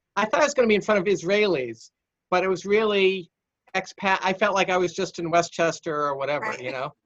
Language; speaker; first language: English; native; English